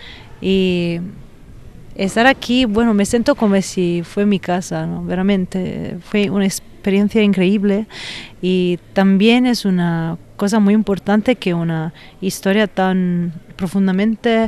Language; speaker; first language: Spanish; non-native, fluent; Italian